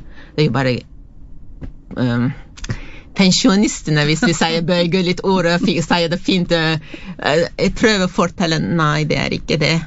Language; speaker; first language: Norwegian; non-native, fluent; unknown